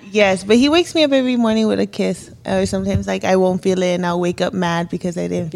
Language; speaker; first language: English; early bilingual, other home language; Spanish